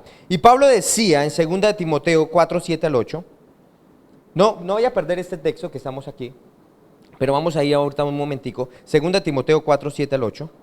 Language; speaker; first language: Spanish; native; Spanish